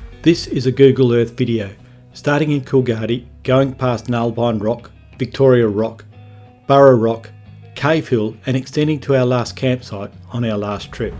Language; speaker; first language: English; native; English